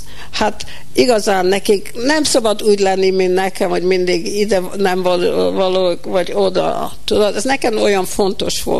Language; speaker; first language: Hungarian; early bilingual, heritage; Hungarian